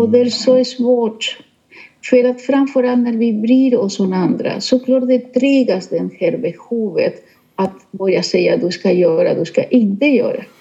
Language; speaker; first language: Swedish; non-native, fluent; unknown